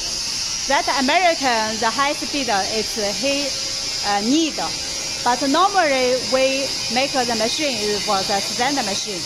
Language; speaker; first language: English; non-native, learner; Chinese